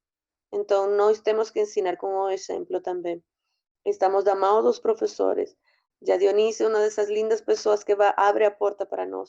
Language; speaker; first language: Portuguese; non-native, fluent; Spanish